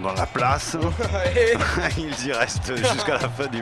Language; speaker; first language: French; native; French